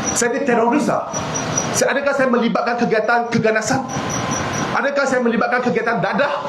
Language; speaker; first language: Malay; non-native, local second language; Chinese